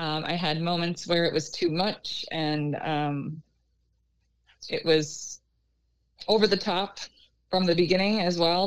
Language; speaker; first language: English; native; English